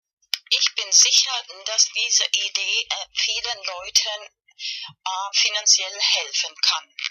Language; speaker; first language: German; non-native, fluent; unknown